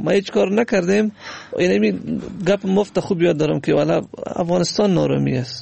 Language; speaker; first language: Persian; native; Persian